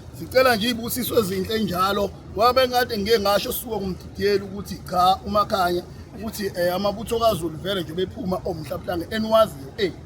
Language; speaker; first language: Zulu; native; Zulu